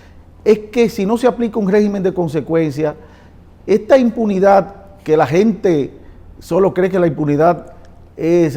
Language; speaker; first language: Spanish; native; Spanish